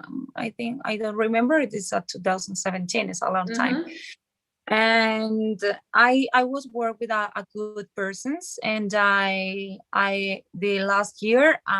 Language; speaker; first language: English; non-native, learner; Spanish